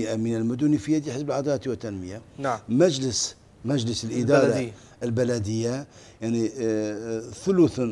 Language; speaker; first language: Arabic; non-native, fluent; Turkish